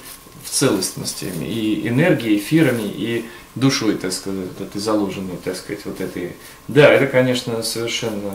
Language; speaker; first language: Russian; native; Russian